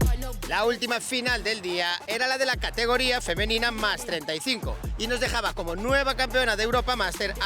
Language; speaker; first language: Spanish; native; Spanish